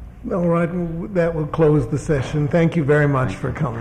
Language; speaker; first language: English; native; English